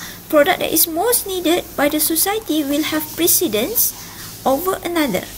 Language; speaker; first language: English; non-native, local second language; Malay